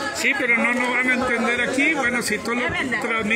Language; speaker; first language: Spanish; native; Spanish